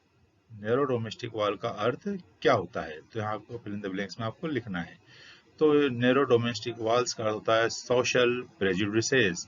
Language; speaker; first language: Hindi; native; Hindi